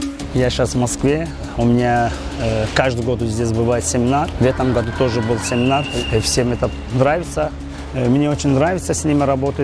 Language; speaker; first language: Russian; non-native, fluent; Azerbaijani